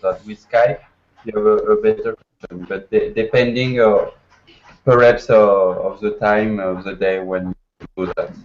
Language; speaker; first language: English; non-native, learner; French